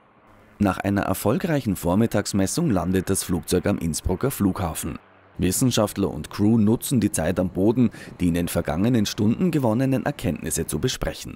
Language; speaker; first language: German; native; German